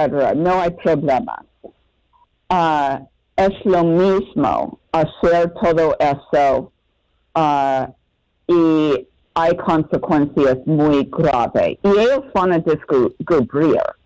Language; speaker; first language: Spanish; non-native, fluent; English